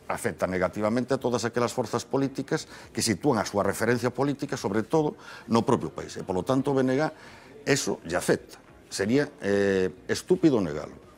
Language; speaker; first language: Galician; native; Galician